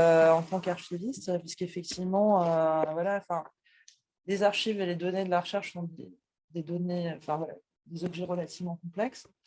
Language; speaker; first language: French; native; French